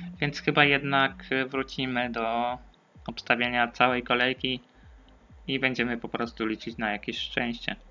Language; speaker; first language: Polish; native; Polish